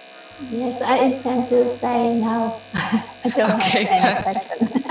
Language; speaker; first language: English; non-native, learner; Vietnamese